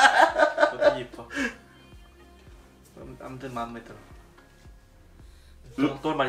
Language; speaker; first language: Korean; non-native, learner; Vietnamese